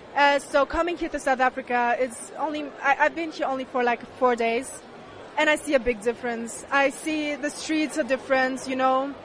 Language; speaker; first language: English; non-native, fluent; German